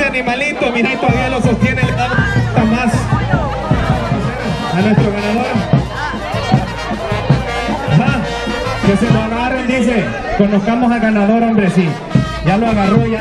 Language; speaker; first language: Spanish; native; Spanish